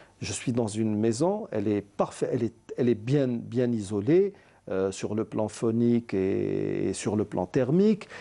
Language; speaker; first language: French; non-native, local second language; Arabic